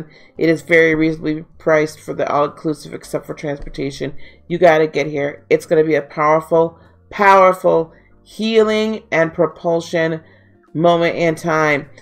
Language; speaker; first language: English; native; English